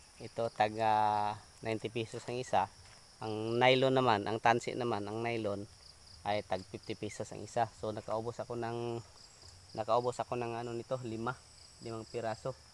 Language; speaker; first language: Filipino; non-native, local second language; Cebuano